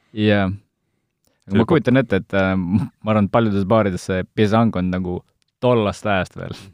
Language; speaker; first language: Estonian; non-native, local second language; Russian